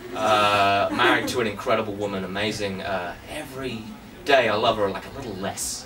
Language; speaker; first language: English; native; English